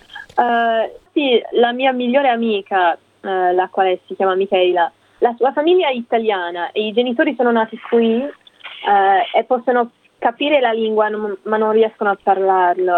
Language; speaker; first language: Italian; non-native, fluent; English